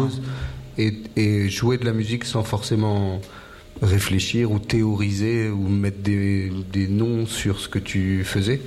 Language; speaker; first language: French; native; French